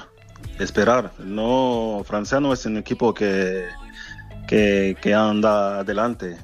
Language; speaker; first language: Spanish; non-native, fluent; French